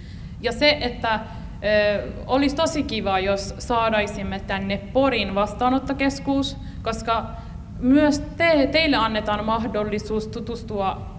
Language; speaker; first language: Finnish; non-native, fluent; Persian